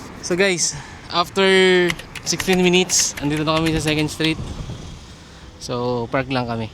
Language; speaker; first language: Filipino; native; Filipino